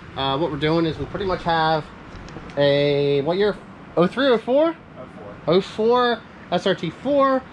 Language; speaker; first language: English; native; English